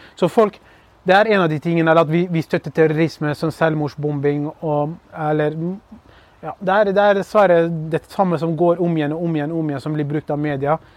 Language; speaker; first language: Norwegian; early bilingual, other home language; Kurdish